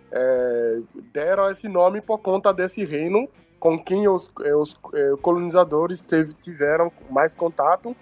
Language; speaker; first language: Portuguese; non-native, fluent; Yoruba